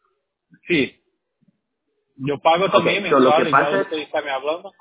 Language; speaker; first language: Spanish; non-native, learner; Portuguese